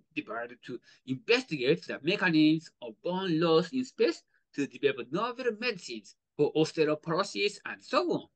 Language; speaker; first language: English; non-native, fluent; Japanese